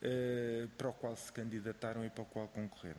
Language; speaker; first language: Portuguese; native; Portuguese